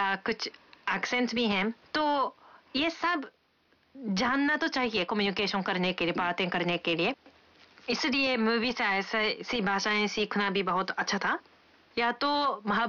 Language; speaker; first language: Hindi; non-native, fluent; Japanese